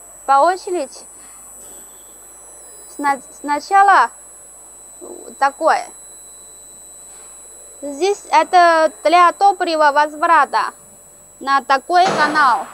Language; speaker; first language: Russian; non-native, learner; Chinese